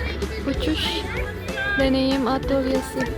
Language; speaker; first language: Turkish; non-native, learner; Indonesian